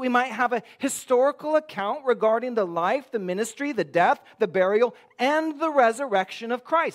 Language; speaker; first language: English; native; English